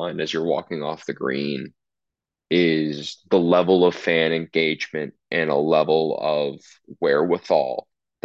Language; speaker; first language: English; native; English